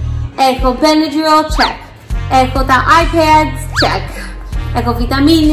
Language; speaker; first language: Greek; early bilingual, heritage; English